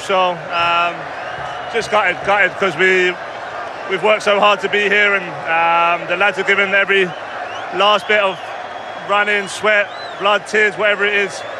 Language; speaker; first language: English; native; English